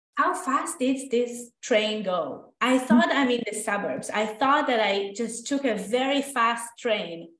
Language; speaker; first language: English; non-native, fluent; Hebrew